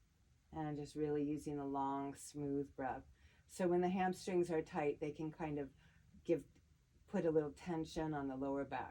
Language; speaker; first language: English; native; English